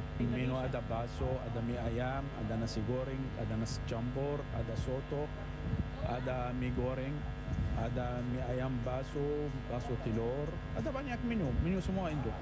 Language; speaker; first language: Indonesian; non-native, learner; Arabic